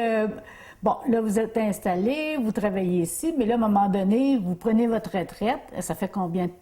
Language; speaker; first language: French; native; French